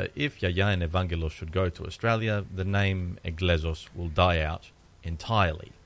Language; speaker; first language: English; early bilingual, other home language; Greek